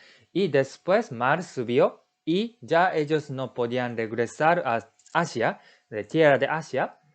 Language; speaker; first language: Spanish; non-native, learner; Japanese